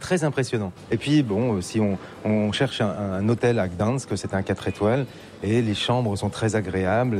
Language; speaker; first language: French; native; French